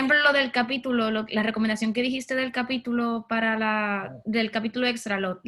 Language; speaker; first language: Spanish; early bilingual, heritage; Spanish